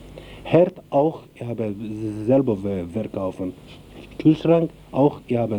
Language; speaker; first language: German; non-native, learner; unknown